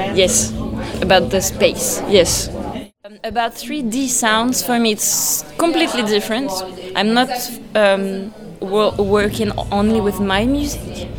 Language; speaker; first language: English; non-native, fluent; French